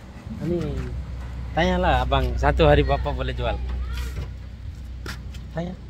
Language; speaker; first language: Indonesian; non-native, learner; Nepali